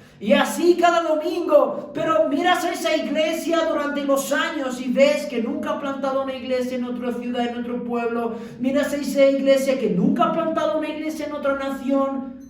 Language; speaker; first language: Spanish; early bilingual, other home language; Romanian